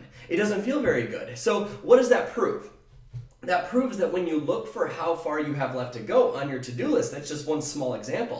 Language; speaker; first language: English; native; English